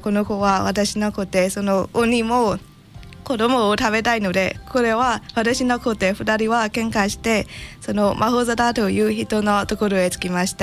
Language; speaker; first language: Japanese; non-native, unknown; Burmese